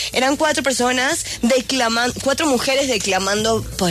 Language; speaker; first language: Spanish; native; Spanish